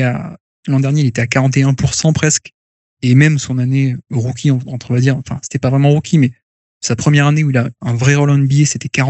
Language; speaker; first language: French; native; French